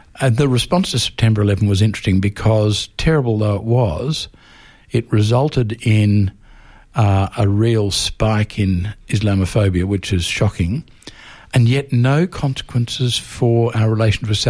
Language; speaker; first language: English; native; English